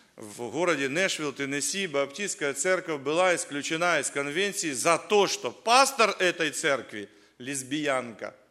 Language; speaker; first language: Russian; native; Russian